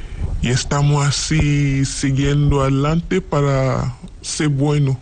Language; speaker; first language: Spanish; non-native, learner; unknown